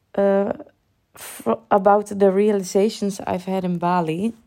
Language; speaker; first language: English; non-native, fluent; Dutch